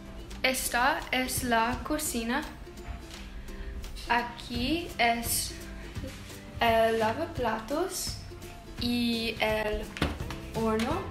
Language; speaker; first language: Spanish; non-native, learner; English